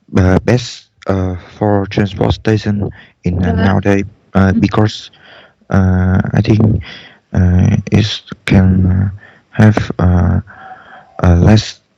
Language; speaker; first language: English; non-native, learner; Vietnamese